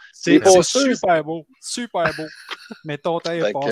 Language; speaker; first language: French; native; French